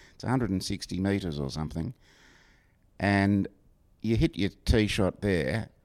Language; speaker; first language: English; native; English